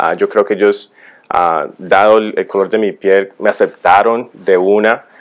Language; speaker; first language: Spanish; early bilingual, heritage; Spanish